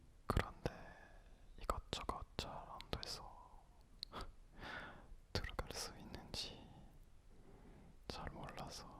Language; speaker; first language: Korean; non-native, fluent; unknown